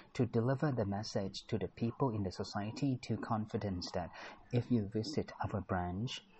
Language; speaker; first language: English; non-native, fluent; Thai